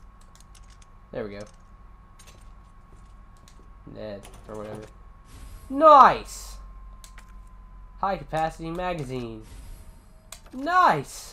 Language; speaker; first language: English; native; English